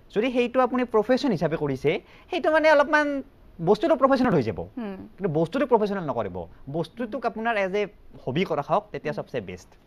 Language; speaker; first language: Assamese; native; Assamese